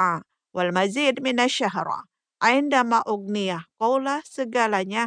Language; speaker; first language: Arabic; non-native, fluent; Indonesian